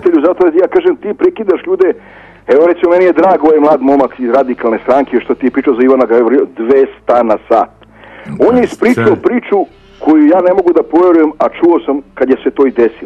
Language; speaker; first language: Serbian; native; Serbian